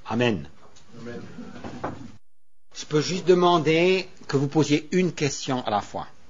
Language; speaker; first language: French; native; French